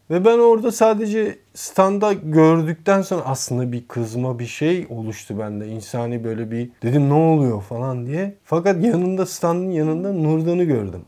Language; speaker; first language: Turkish; early bilingual, heritage; Turkish